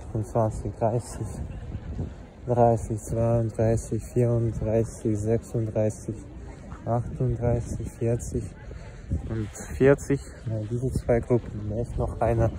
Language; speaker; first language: German; non-native, fluent; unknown